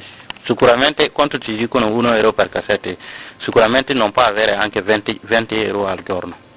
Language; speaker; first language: Italian; non-native, learner; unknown